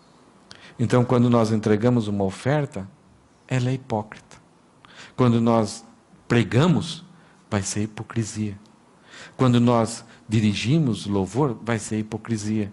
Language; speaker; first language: Portuguese; native; Portuguese